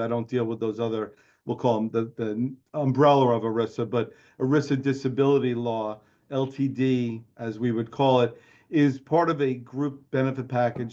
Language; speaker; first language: English; native; English